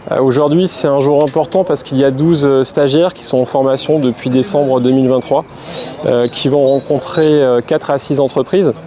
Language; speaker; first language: French; native; French